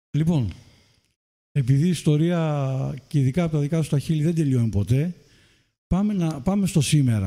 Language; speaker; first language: Greek; native; Greek